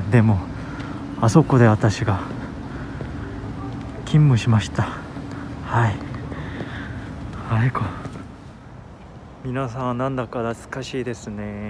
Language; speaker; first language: Japanese; non-native, fluent; Korean